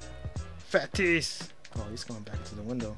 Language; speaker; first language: English; native; English